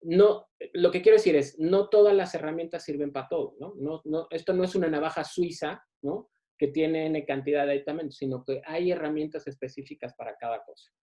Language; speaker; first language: Spanish; native; Spanish